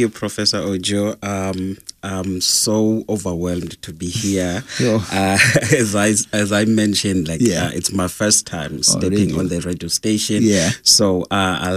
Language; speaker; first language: English; non-native, local second language; Zulu